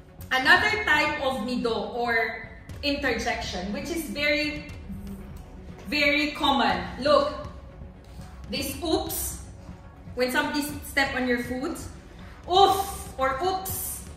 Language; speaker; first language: English; non-native, local second language; Filipino